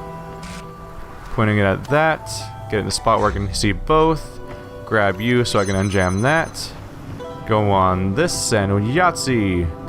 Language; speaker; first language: English; native; English